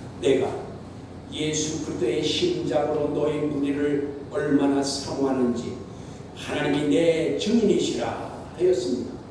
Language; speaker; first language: Korean; native; Korean